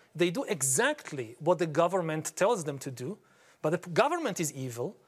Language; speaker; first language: English; non-native, fluent; Hebrew